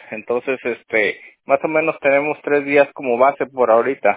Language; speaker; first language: Spanish; native; Spanish